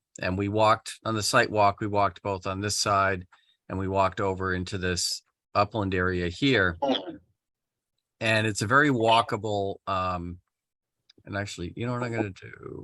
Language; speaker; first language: English; native; English